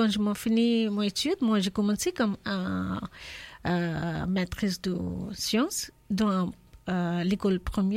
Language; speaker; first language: French; non-native, learner; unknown